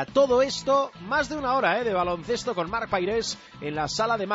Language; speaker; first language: Spanish; native; Spanish